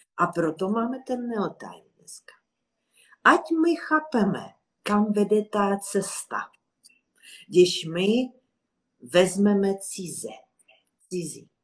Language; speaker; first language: Czech; non-native, fluent; Russian